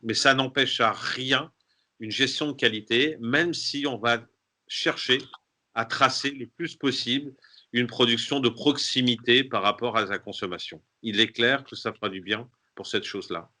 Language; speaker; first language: French; native; French